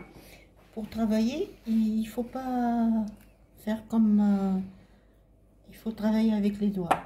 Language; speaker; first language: French; non-native, local second language; Arabic